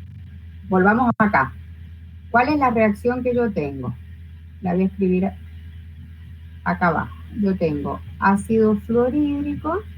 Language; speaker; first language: Spanish; native; Spanish